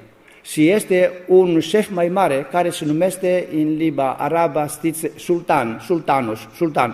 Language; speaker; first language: Romanian; non-native, learner; Greek